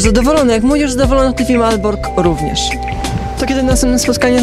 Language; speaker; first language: Polish; native; Polish